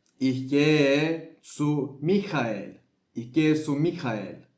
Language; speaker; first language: German; non-native, fluent; Turkish